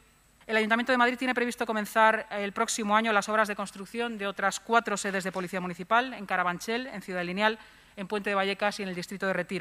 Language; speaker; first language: Spanish; native; Spanish